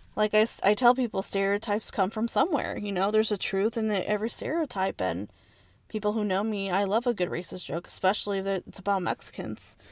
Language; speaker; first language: English; early bilingual, other home language; Spanish